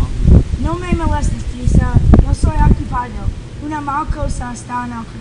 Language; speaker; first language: Spanish; non-native, learner; English